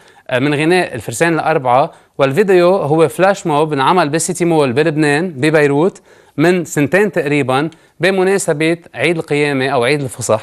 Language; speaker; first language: Arabic; native; Arabic